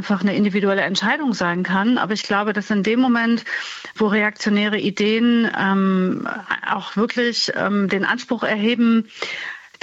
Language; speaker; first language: German; native; German